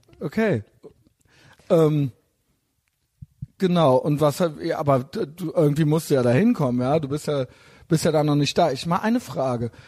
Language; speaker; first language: German; native; German